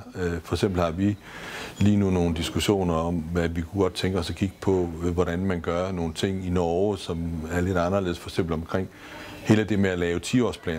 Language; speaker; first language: Danish; native; Danish